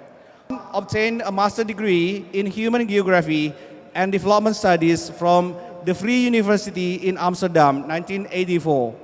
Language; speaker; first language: English; non-native, fluent; Indonesian